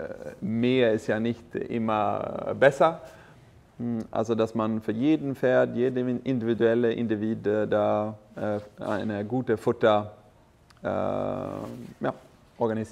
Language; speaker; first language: German; non-native, fluent; Swedish